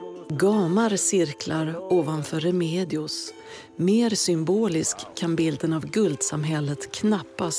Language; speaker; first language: Swedish; native; Swedish